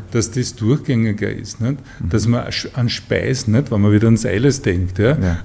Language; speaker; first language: German; native; German